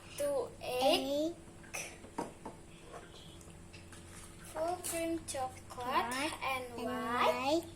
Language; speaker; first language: English; non-native, learner; Indonesian